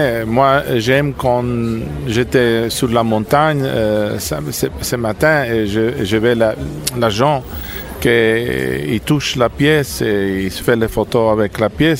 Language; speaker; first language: French; non-native, learner; Italian